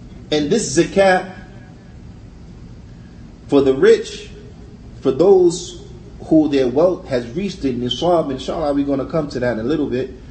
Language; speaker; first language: English; native; English